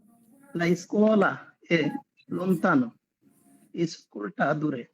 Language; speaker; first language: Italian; non-native, learner; Bangla